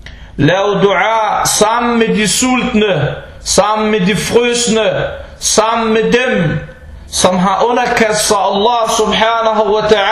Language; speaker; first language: Danish; non-native, fluent; Arabic